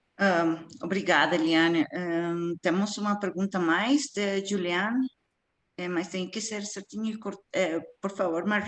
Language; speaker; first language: Portuguese; non-native, learner; Spanish